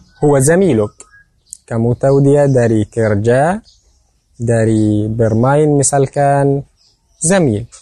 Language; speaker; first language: Indonesian; non-native, fluent; Arabic